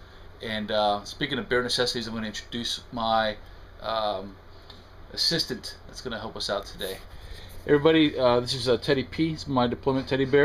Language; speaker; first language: English; native; English